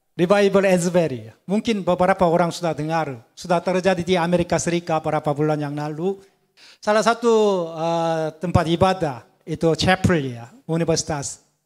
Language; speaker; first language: Indonesian; non-native, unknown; Korean